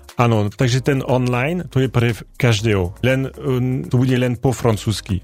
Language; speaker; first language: Slovak; non-native, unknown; French